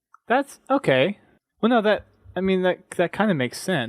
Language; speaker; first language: English; native; English